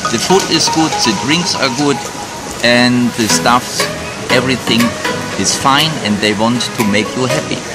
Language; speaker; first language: English; non-native, fluent; German